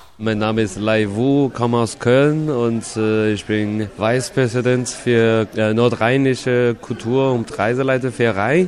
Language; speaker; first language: German; non-native, learner; Chinese